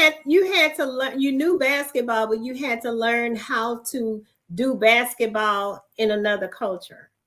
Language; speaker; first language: English; native; English